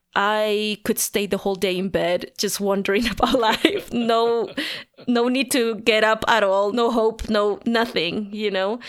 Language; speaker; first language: English; non-native, fluent; Spanish